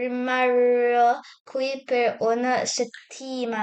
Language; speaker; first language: Italian; non-native, learner; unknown